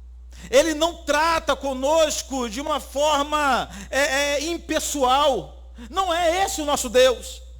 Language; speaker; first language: Portuguese; native; Portuguese